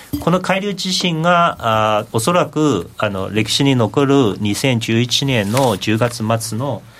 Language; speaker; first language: Japanese; non-native, fluent; Chinese